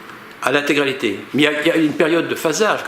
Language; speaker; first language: French; native; French